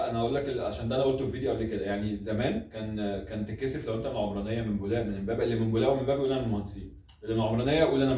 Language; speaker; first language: Arabic; native; Arabic